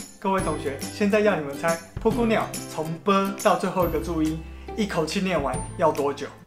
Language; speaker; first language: Chinese; native; Chinese